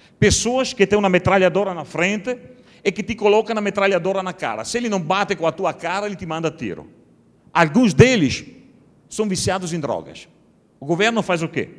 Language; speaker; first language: Portuguese; non-native, fluent; Italian